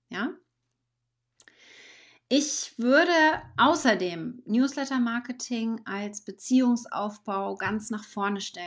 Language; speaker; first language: German; native; German